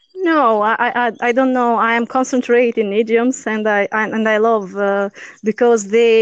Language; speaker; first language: English; non-native, learner; Albanian